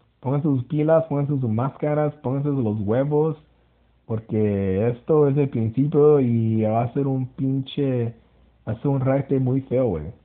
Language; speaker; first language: Spanish; early bilingual, heritage; Spanish